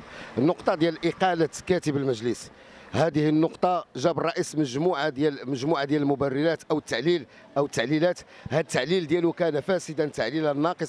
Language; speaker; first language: Arabic; native; Arabic